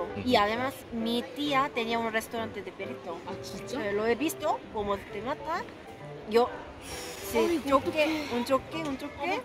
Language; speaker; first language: Spanish; non-native, fluent; Korean